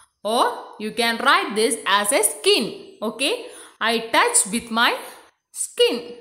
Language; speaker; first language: English; non-native, local second language; Malayalam